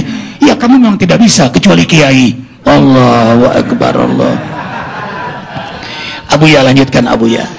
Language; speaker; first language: Indonesian; native; Indonesian